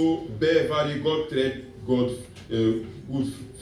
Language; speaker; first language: Swedish; non-native, fluent; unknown